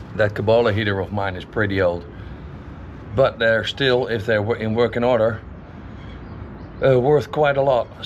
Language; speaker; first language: English; non-native, fluent; Dutch